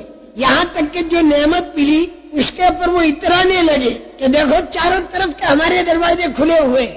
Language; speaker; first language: Urdu; native; Urdu